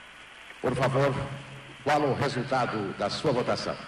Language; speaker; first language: Portuguese; native; Portuguese